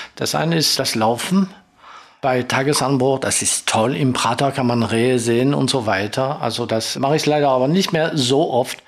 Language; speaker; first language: German; non-native, fluent; French